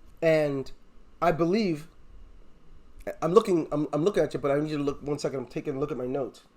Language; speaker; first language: English; native; English